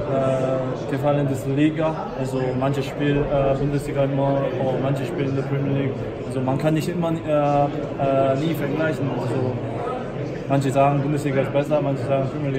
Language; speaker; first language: German; non-native, fluent; Korean